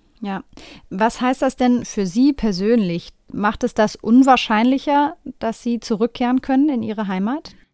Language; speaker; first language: German; native; German